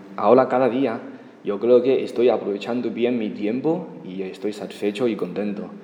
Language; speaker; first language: Spanish; non-native, fluent; Chinese